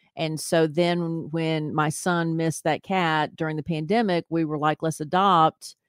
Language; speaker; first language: English; native; English